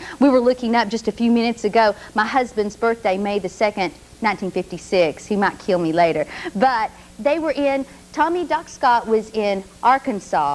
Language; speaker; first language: English; native; English